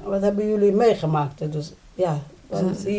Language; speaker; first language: Dutch; non-native, learner; Somali